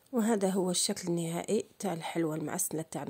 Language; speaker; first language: Arabic; native; Arabic